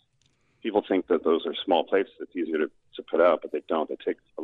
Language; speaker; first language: English; native; English